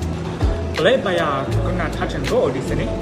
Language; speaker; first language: Indonesian; non-native, learner; Chinese